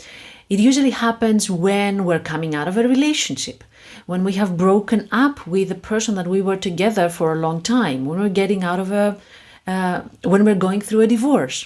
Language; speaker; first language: English; non-native, fluent; Greek